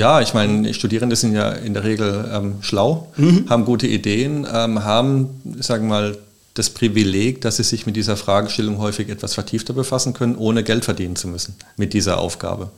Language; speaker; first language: German; native; German